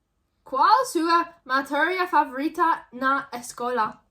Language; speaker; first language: Portuguese; non-native, learner; English